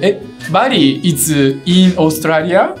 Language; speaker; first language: English; non-native, learner; Russian